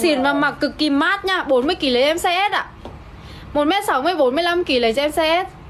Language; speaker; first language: Vietnamese; native; Vietnamese